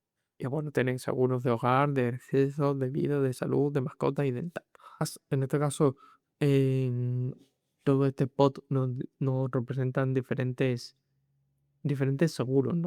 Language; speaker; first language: Spanish; native; Spanish